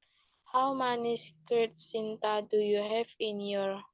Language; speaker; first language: English; non-native, learner; Indonesian